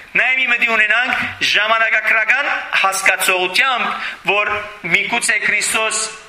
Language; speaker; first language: Armenian; early bilingual, heritage; Armenian